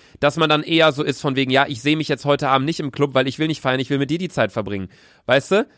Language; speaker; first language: German; native; German